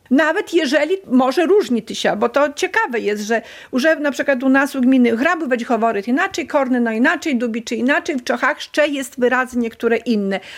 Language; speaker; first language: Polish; non-native, local second language; Belarusian